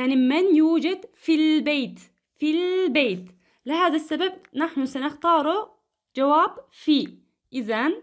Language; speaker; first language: Arabic; non-native, fluent; Turkish